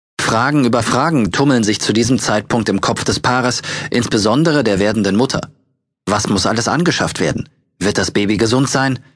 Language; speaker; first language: German; native; German